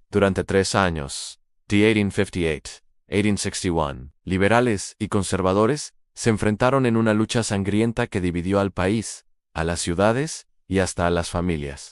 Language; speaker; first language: Spanish; native; Spanish